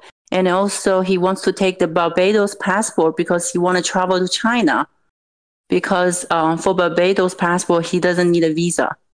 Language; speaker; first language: English; non-native, fluent; Chinese